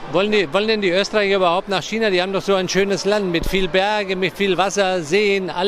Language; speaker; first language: German; native; German